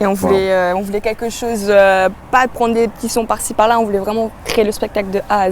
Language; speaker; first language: French; native; French